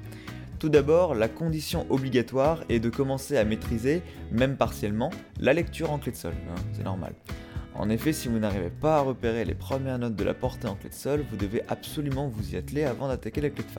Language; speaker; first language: French; native; French